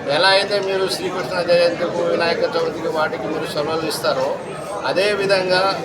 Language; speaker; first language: Telugu; non-native, local second language; Lambadi